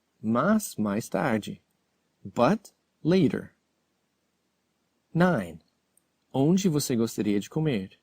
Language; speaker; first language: Portuguese; non-native, fluent; English